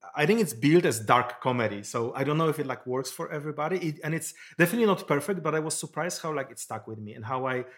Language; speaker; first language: English; non-native, fluent; Polish